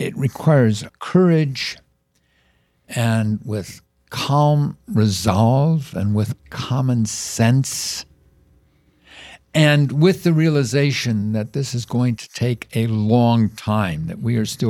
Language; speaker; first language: English; native; English